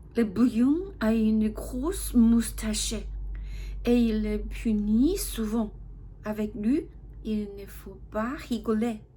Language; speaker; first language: French; non-native, learner; Chinese